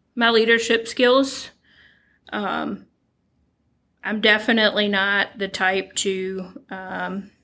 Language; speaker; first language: English; native; English